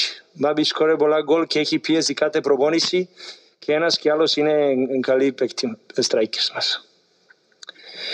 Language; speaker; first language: Greek; non-native, learner; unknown